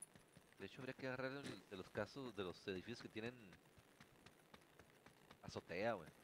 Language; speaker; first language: Spanish; native; Spanish